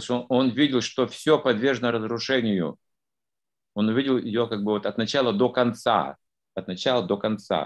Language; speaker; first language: Russian; native; Russian